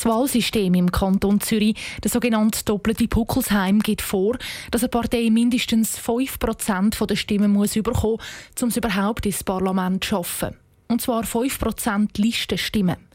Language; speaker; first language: German; native; German